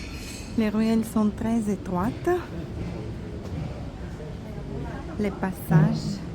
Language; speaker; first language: French; non-native, fluent; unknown